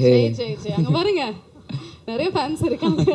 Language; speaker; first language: Tamil; native; Tamil